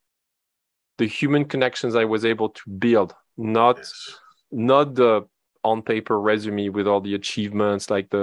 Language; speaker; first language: English; non-native, fluent; French